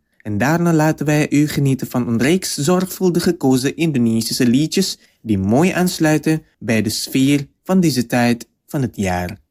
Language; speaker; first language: Dutch; non-native, fluent; Indonesian